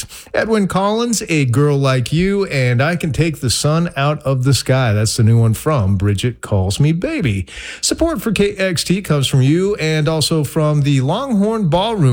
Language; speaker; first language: English; native; English